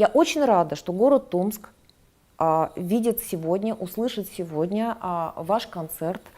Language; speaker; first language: Russian; native; Russian